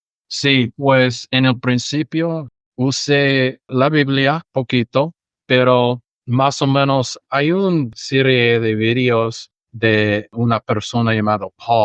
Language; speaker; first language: Spanish; non-native, fluent; English